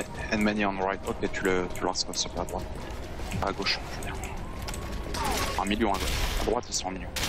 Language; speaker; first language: French; native; French